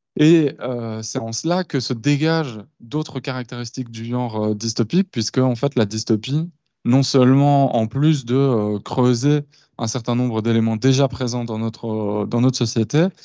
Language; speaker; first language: French; native; French